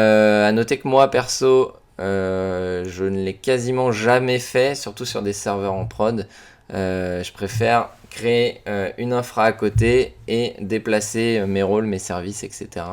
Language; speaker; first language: French; native; French